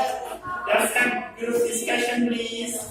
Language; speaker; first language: English; non-native, learner; Indonesian